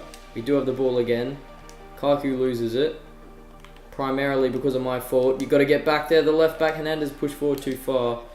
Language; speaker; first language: English; native; English